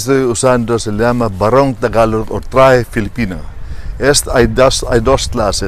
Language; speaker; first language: Spanish; non-native, fluent; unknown